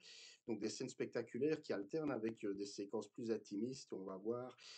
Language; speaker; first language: French; native; French